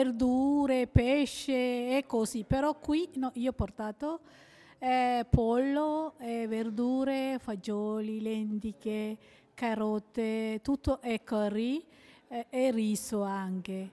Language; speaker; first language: Italian; non-native, learner; Sinhala